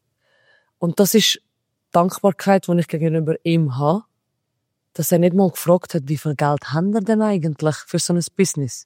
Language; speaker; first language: German; early bilingual, other home language; Albanian